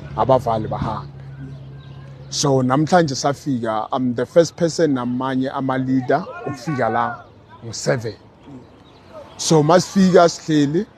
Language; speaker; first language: Zulu; non-native, local second language; Southern Sotho